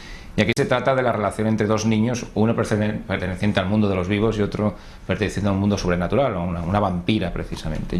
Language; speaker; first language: Spanish; native; Spanish